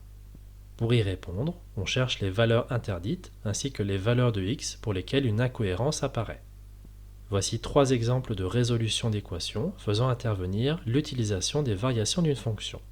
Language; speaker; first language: French; native; French